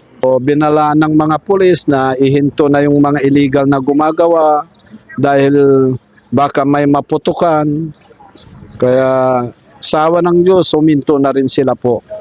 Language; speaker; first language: Filipino; non-native, local second language; Pangasinan